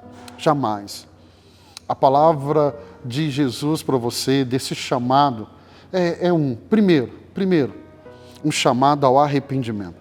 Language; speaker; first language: Portuguese; native; Portuguese